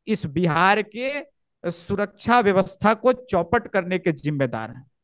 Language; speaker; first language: Hindi; native; Hindi